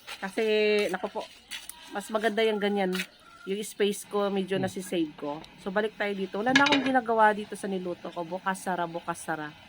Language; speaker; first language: Filipino; non-native, local second language; Cebuano